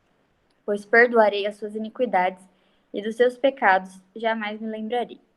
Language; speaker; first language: Portuguese; native; Portuguese